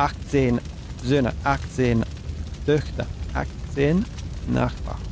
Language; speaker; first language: German; non-native, learner; Spanish